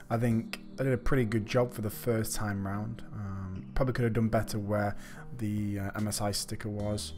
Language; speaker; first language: English; native; English